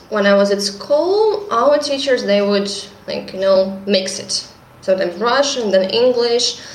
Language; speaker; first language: English; non-native, fluent; Russian